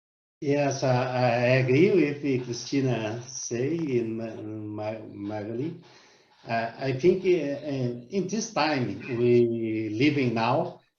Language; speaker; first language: English; non-native, learner; Portuguese